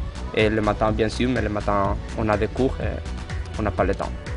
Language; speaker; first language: French; non-native, fluent; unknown